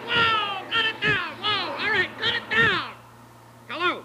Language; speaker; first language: English; native; English